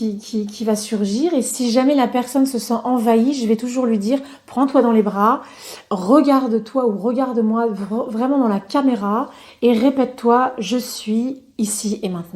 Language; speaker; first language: French; native; French